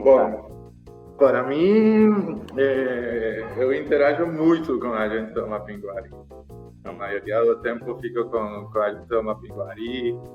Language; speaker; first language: Portuguese; non-native, learner; Spanish